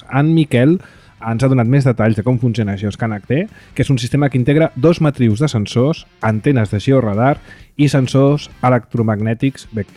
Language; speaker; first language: Catalan; native; Catalan